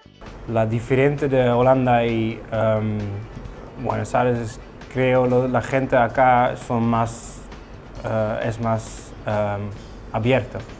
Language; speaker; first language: Spanish; non-native, learner; Dutch